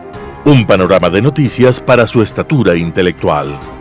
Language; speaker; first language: Spanish; native; Spanish